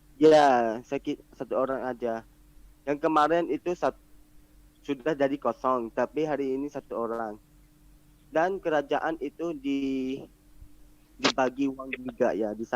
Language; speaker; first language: Indonesian; non-native, learner; Malay